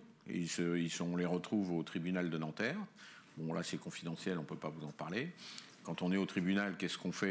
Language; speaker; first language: French; native; French